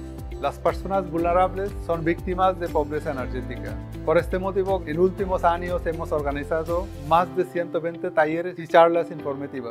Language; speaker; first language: Spanish; non-native, fluent; Bangla